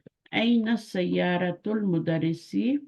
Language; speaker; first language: Arabic; non-native, fluent; Urdu